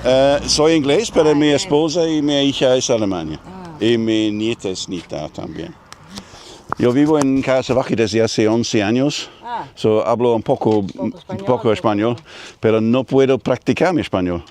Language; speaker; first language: Spanish; non-native, learner; English